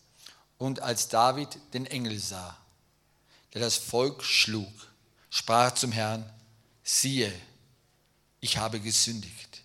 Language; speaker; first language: German; native; German